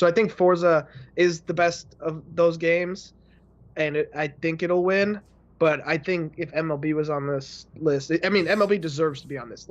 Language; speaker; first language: English; native; English